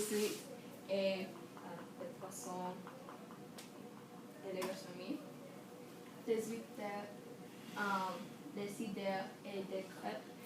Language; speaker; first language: French; non-native, learner; English